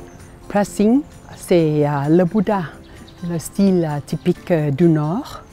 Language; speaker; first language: French; non-native, learner; Thai